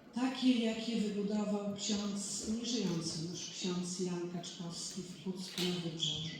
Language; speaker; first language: Polish; native; Polish